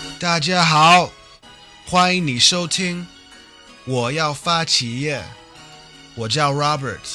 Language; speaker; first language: Chinese; non-native, learner; English